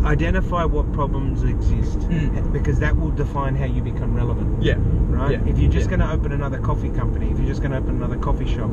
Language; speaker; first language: English; native; English